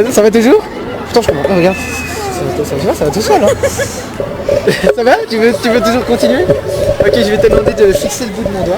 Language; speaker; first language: French; native; French